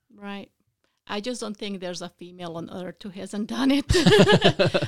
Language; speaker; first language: English; non-native, fluent; Bosnian